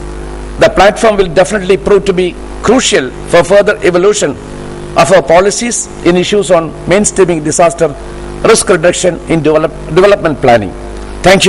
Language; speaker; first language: English; non-native, local second language; Malayalam